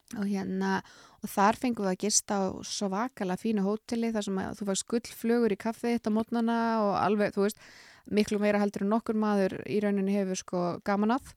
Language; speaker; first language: Icelandic; native; Icelandic